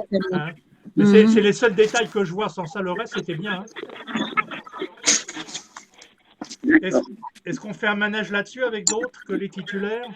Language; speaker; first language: French; native; French